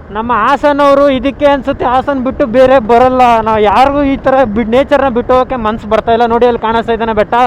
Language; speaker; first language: Kannada; native; Kannada